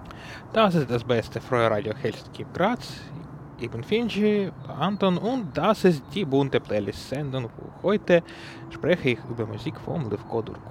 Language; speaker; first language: German; non-native, learner; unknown